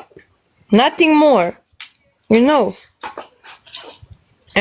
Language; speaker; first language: English; non-native, learner; Bosnian